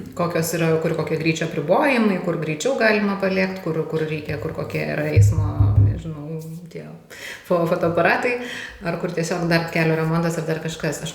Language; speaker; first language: Lithuanian; native; Lithuanian